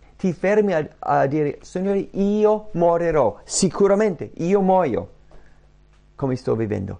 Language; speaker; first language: Italian; non-native, fluent; English